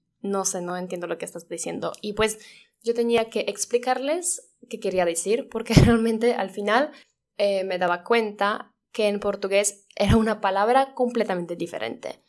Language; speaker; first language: Spanish; non-native, fluent; Polish